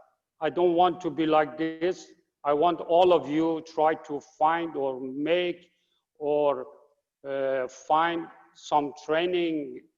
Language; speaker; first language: English; non-native, fluent; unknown